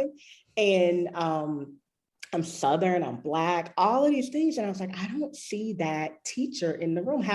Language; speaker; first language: English; native; English